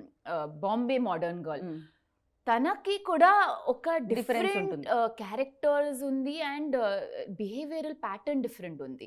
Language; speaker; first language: Telugu; non-native, learner; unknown